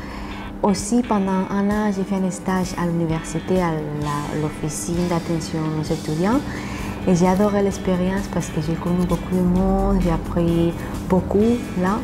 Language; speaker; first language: French; non-native, fluent; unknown